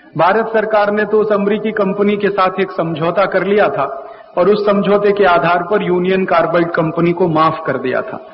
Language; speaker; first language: Hindi; native; Hindi